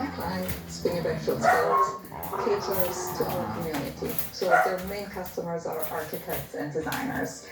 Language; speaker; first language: English; non-native, fluent; Italian